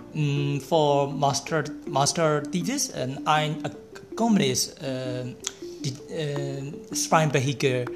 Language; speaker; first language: English; non-native, learner; Burmese